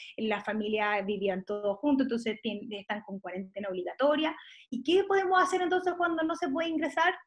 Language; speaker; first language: Spanish; native; Spanish